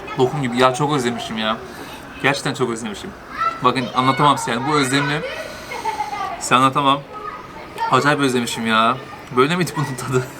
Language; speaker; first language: Turkish; native; Turkish